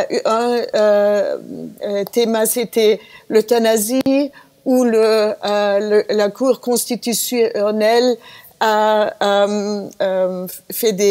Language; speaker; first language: French; non-native, fluent; German